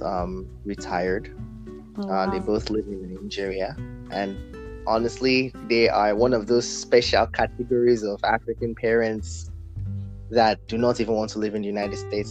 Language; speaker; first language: English; non-native, local second language; Yoruba